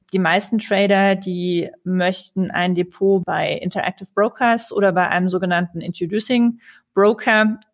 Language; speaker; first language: German; native; German